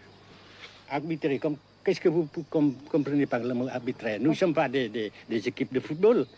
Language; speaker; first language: French; non-native, local second language; Vietnamese